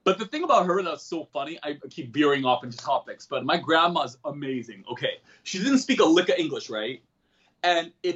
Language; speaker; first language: English; early bilingual, other home language; Korean